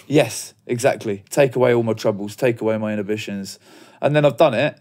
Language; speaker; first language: English; native; English